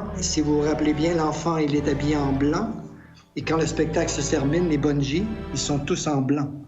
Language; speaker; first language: French; native; French